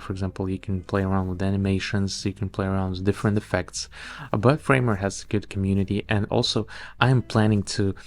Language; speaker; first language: English; non-native, fluent; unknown